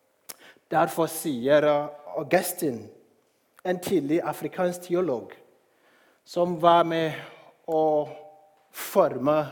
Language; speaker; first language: Norwegian; non-native, fluent; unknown